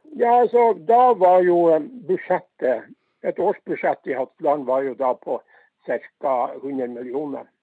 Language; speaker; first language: Norwegian; native; Norwegian